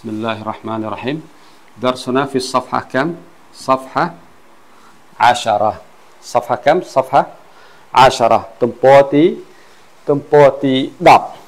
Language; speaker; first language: Arabic; non-native, fluent; Khmer